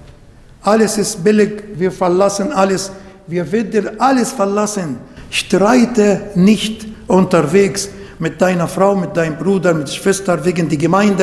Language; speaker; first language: German; non-native, fluent; Arabic